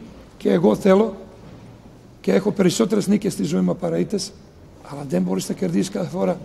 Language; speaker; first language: Greek; non-native, fluent; Serbian